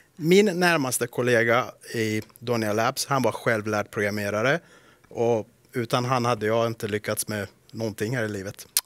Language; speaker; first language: Swedish; early bilingual, other home language; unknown